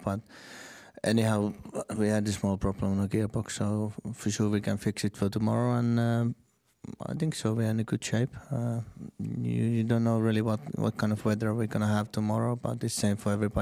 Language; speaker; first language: English; non-native, fluent; Finnish